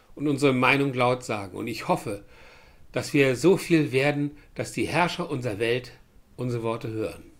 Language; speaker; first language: German; native; German